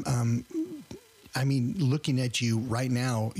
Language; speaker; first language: English; native; English